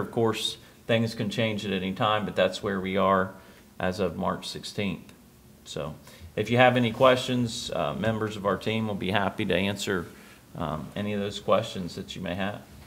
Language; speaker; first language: English; native; English